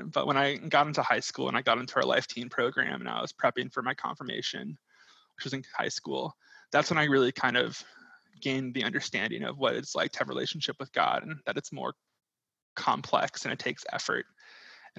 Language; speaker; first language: English; native; English